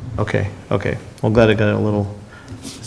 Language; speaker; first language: English; native; English